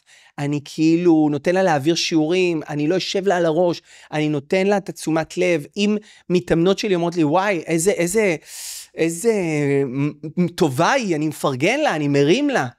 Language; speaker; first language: Hebrew; native; Hebrew